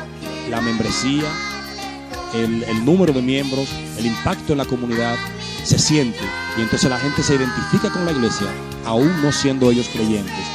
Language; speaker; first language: Spanish; native; Spanish